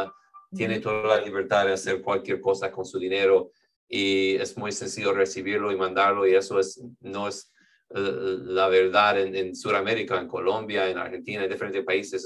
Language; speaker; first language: Spanish; non-native, fluent; English